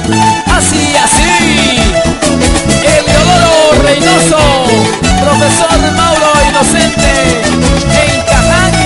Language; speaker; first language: Spanish; native; Spanish